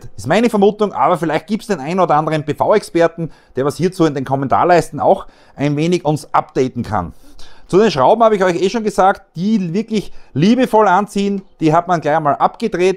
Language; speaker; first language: German; native; German